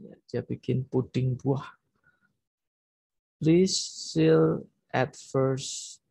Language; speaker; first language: English; non-native, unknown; Indonesian